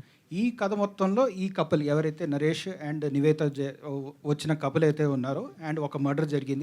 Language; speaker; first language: Telugu; native; Telugu